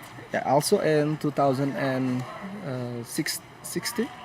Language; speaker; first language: English; non-native, learner; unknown